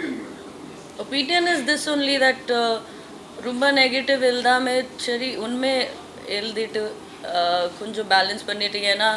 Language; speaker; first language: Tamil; non-native, fluent; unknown